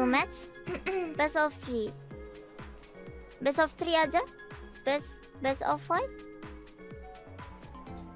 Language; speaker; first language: English; non-native, learner; Indonesian